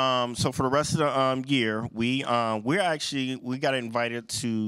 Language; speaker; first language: English; native; English